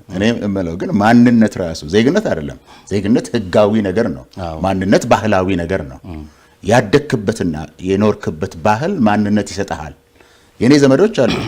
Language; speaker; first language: Amharic; non-native, local second language; Oromo